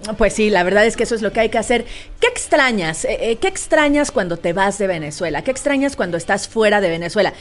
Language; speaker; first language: Spanish; native; Spanish